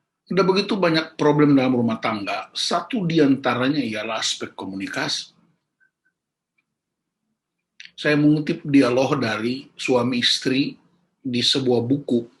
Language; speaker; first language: Indonesian; native; Indonesian